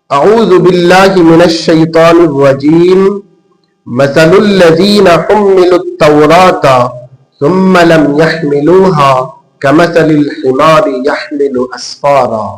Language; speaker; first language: Urdu; non-native, local second language; Bangla